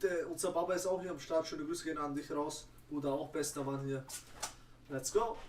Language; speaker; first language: German; native; German